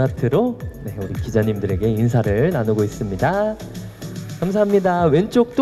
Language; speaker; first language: Korean; native; Korean